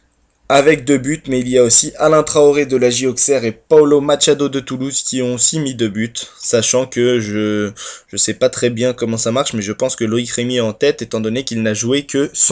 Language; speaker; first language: French; native; French